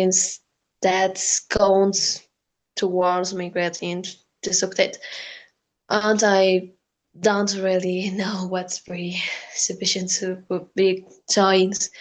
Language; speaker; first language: English; non-native, learner; Spanish